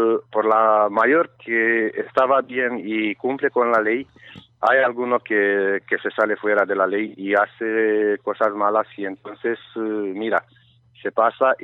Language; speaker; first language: Spanish; non-native, learner; Romanian